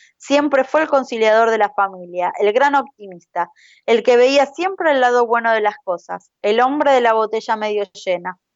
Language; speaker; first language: Spanish; native; Spanish